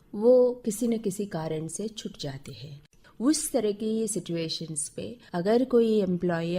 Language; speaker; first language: Hindi; non-native, local second language; Telugu